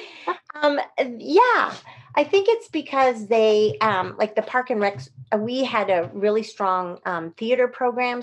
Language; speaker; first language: English; native; English